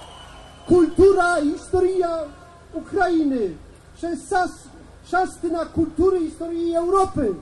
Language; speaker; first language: Ukrainian; non-native, learner; Polish